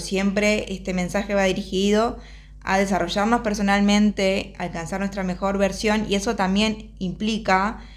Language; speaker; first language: Spanish; native; Spanish